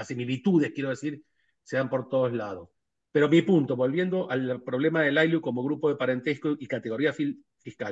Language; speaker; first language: Spanish; native; Spanish